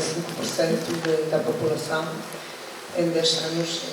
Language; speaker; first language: Portuguese; non-native, learner; Spanish